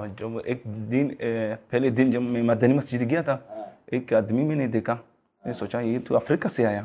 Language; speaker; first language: Urdu; non-native, learner; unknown